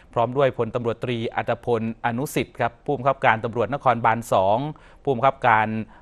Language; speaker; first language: Thai; native; Thai